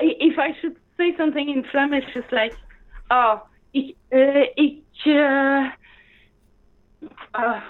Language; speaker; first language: English; non-native, fluent; French